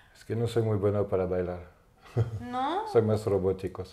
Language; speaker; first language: Spanish; non-native, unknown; French